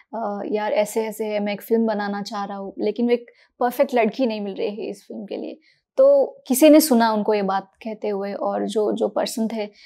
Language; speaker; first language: Hindi; non-native, local second language; Marathi